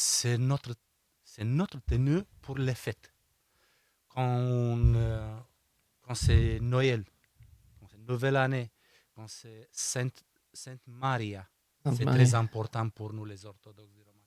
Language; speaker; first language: French; non-native, fluent; Romanian